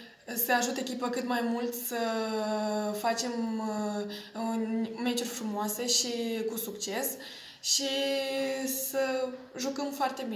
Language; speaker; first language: Romanian; non-native, fluent; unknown